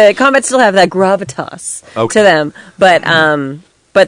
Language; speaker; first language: English; native; English